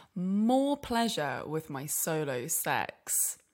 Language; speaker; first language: English; native; English